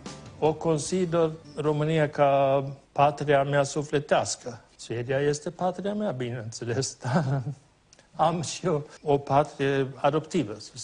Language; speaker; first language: Romanian; non-native, fluent; Swedish